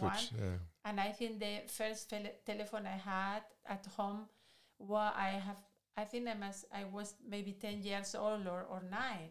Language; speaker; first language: English; non-native, fluent; Spanish